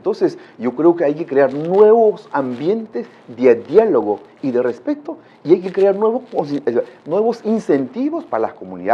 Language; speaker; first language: Spanish; non-native, local second language; Shipibo-Conibo